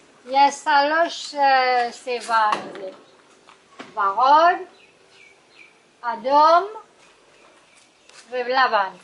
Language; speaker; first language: Hebrew; non-native, learner; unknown